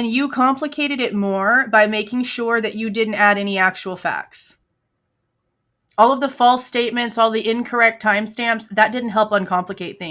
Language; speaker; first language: English; native; English